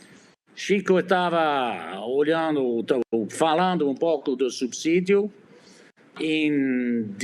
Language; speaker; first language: Portuguese; non-native, fluent; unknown